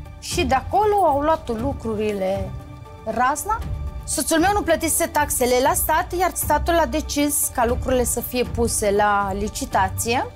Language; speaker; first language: Romanian; native; Romanian